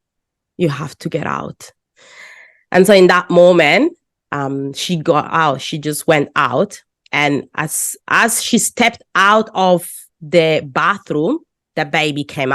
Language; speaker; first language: English; non-native, fluent; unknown